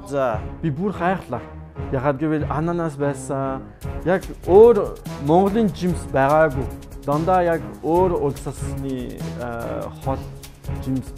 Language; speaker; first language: Mongolian; non-native, learner; French